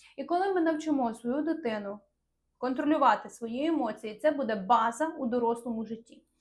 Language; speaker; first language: Ukrainian; non-native, local second language; Russian